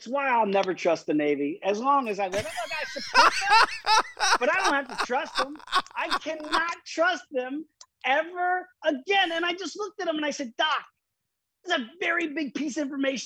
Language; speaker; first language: English; native; English